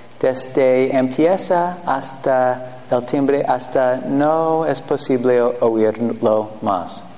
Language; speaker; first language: Spanish; non-native, fluent; English